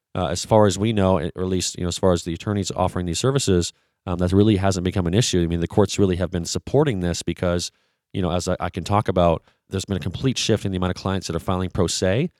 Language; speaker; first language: English; native; English